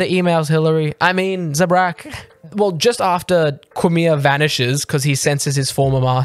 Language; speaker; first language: English; native; English